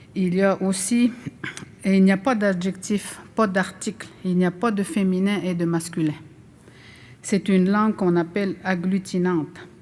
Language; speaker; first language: French; non-native, local second language; Innu-aimun